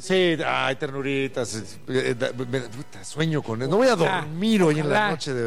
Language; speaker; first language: Spanish; native; Spanish